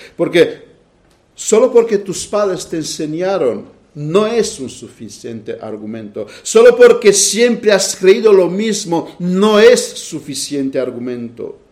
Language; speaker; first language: Spanish; non-native, fluent; Romanian